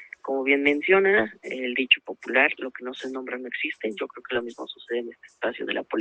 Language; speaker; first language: Spanish; native; Spanish